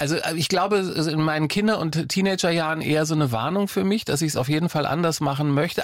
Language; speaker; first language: German; native; German